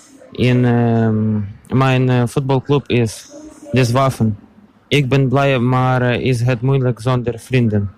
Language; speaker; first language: Dutch; non-native, learner; Ukrainian